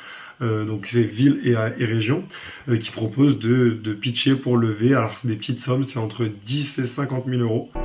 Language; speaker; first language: French; native; French